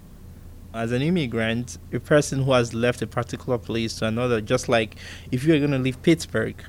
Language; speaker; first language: English; non-native, local second language; Igbo